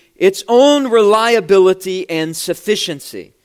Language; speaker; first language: English; native; English